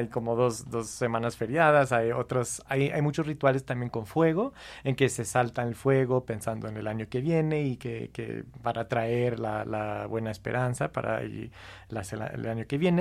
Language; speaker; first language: Spanish; non-native, fluent; English